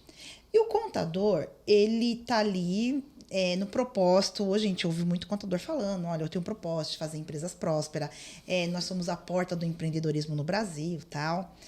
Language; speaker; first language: Portuguese; native; Portuguese